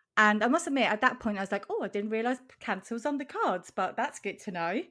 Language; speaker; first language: English; non-native, fluent; German